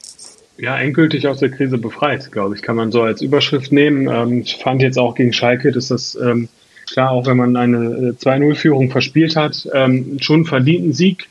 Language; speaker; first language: German; native; German